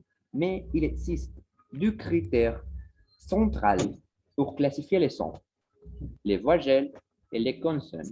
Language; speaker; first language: French; non-native, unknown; Spanish